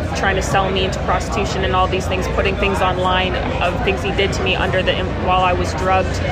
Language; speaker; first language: English; native; English